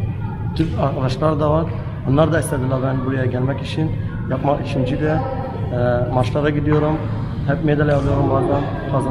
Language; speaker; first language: Turkish; non-native, learner; Arabic